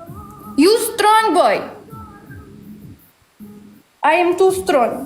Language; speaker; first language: English; non-native, learner; Uzbek